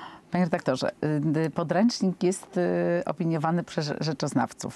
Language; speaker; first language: Polish; native; Polish